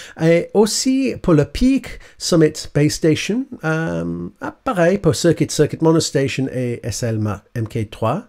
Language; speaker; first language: French; non-native, learner; English